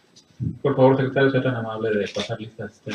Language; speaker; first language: Spanish; native; Spanish